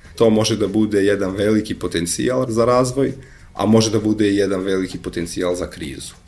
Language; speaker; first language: Serbian; non-native, local second language; Albanian